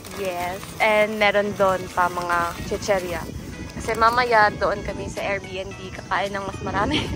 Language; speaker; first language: Filipino; native; Filipino